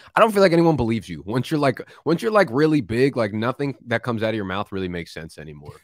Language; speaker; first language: English; native; English